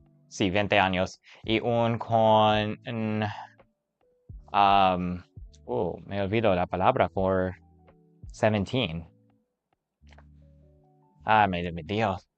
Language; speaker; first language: Spanish; non-native, learner; English